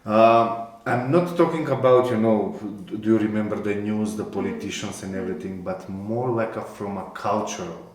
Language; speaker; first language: English; non-native, fluent; Macedonian